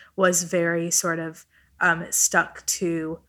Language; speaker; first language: English; non-native, fluent; Italian